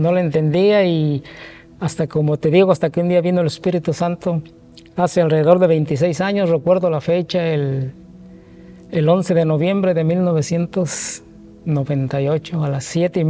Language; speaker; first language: Spanish; native; Spanish